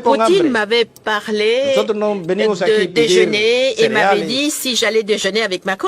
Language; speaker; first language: French; non-native, local second language; Portuguese